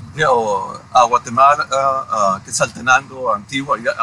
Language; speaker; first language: French; non-native, fluent; Spanish